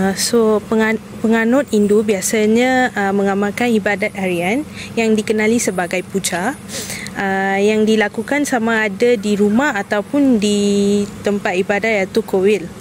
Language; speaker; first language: Malay; non-native, local second language; Tamil